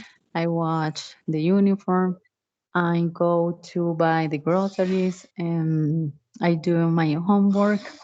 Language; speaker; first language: English; non-native, learner; Spanish